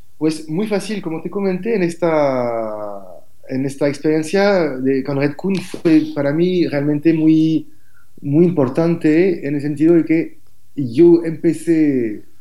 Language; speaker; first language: Spanish; non-native, fluent; French